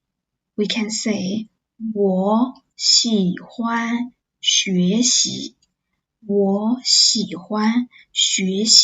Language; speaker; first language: Chinese; non-native, fluent; English